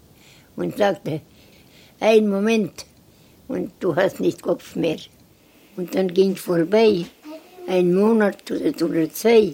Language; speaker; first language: German; non-native, learner; Estonian